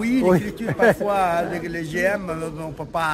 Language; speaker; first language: French; non-native, local second language; Arabic